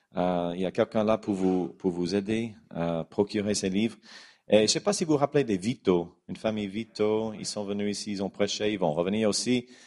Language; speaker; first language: French; non-native, fluent; English